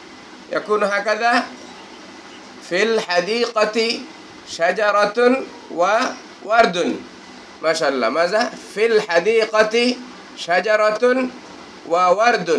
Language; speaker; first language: Arabic; non-native, fluent; Bangla